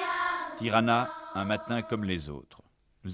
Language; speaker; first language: French; native; French